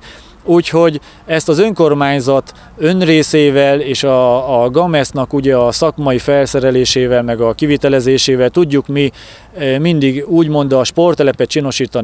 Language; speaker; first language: Hungarian; native; Hungarian